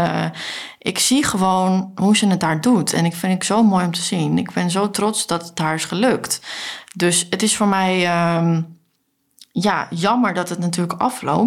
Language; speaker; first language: Dutch; native; Dutch